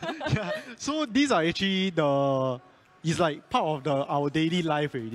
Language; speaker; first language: English; non-native, local second language; Chinese